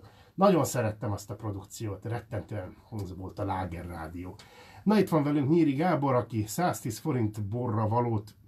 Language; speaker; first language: Hungarian; native; Hungarian